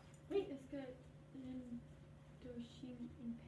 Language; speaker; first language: French; non-native, learner; English